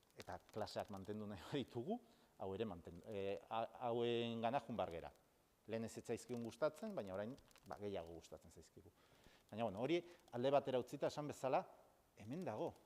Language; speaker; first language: Basque; non-native, local second language; Spanish